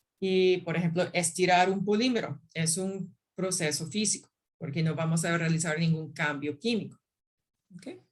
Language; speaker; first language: Spanish; non-native, fluent; English